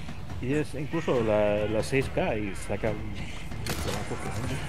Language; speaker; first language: Spanish; native; Spanish